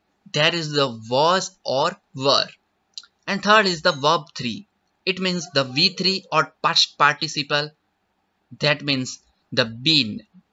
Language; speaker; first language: English; non-native, local second language; Gujarati